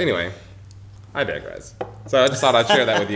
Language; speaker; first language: English; native; English